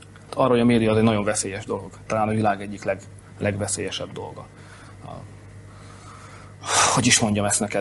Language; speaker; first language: Hungarian; native; Hungarian